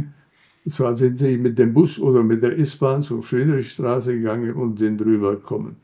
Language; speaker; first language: German; non-native, fluent; Arabic